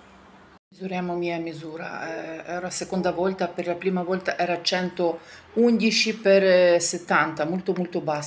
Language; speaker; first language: Italian; non-native, fluent; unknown